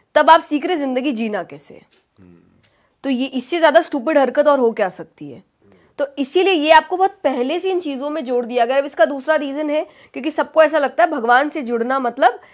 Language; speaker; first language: Hindi; native; Hindi